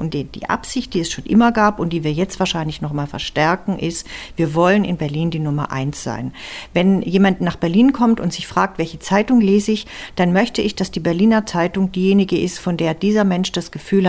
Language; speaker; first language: German; native; German